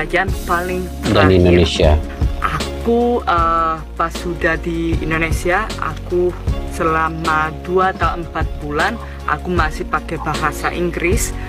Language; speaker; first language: Indonesian; non-native, fluent; Spanish